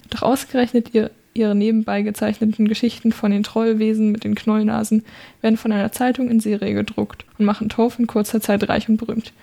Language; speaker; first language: German; native; German